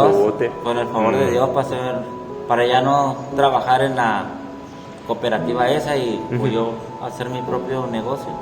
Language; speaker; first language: Spanish; native; Spanish